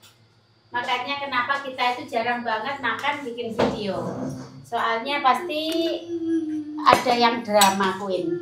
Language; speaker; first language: Indonesian; non-native, local second language; Javanese